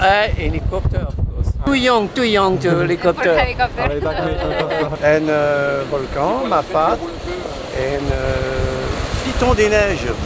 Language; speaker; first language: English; non-native, learner; French